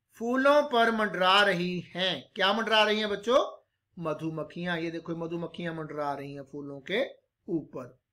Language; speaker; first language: Hindi; non-native, local second language; Punjabi